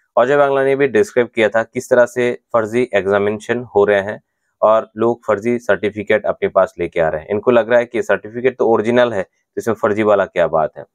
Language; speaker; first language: Hindi; non-native, local second language; Bangla